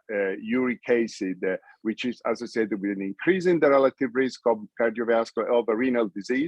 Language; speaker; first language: English; non-native, fluent; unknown